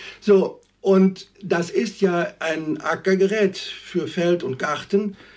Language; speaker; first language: German; native; German